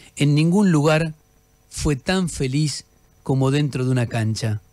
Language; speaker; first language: Spanish; native; Spanish